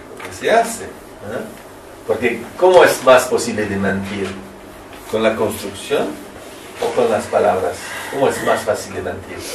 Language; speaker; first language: Spanish; non-native, learner; French